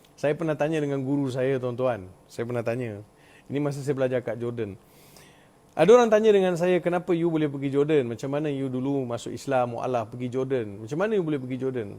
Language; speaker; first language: Malay; non-native, local second language; Tamil